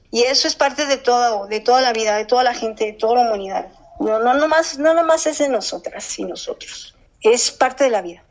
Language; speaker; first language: Spanish; early bilingual, heritage; Spanish